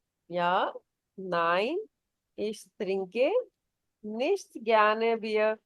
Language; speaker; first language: German; non-native, fluent; Urdu